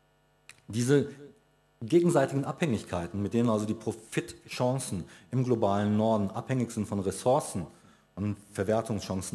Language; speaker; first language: German; native; German